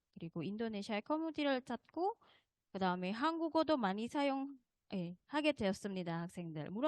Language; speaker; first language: Korean; non-native, fluent; Indonesian